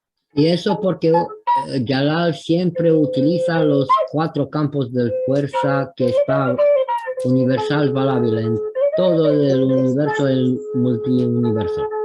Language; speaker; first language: Spanish; non-native, fluent; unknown